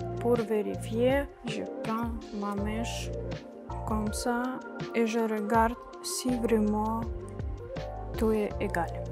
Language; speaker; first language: French; non-native, learner; Ukrainian